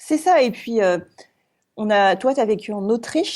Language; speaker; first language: French; native; French